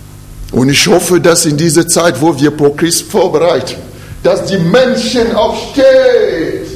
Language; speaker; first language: German; non-native, fluent; French